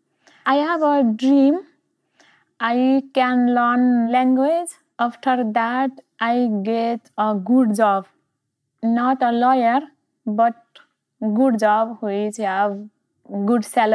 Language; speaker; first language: English; non-native, learner; Nepali